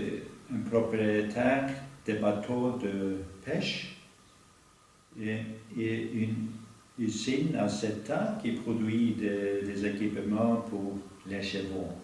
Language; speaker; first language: French; non-native, learner; Norwegian